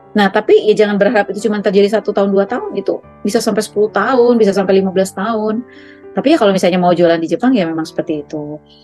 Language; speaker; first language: Indonesian; native; Indonesian